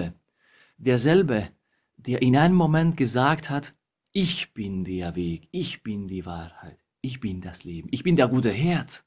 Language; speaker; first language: German; non-native, fluent; Spanish